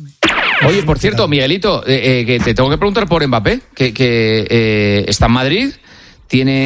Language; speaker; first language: Spanish; native; Spanish